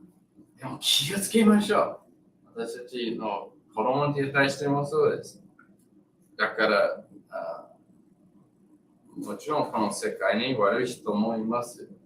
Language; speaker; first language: Japanese; non-native, learner; English